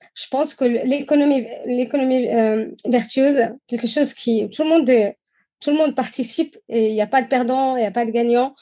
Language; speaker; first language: French; non-native, local second language; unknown